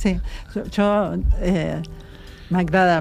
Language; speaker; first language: Catalan; non-native, learner; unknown